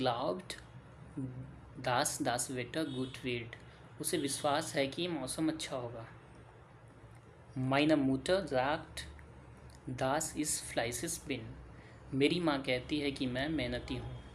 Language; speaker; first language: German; non-native, learner; Hindi